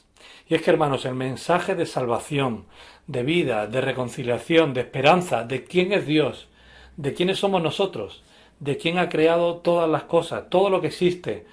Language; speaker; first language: Spanish; native; Spanish